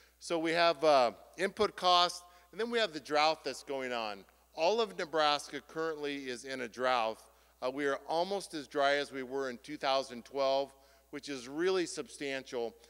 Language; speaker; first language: English; native; English